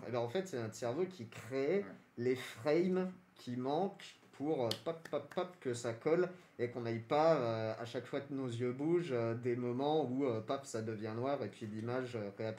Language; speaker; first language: French; native; French